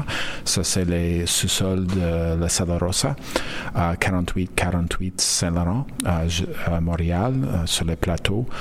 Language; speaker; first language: French; non-native, learner; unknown